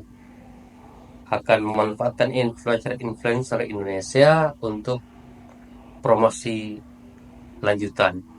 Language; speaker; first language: Indonesian; native; Indonesian